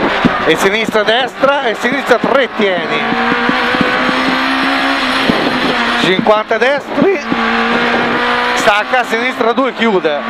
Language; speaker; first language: Italian; native; Italian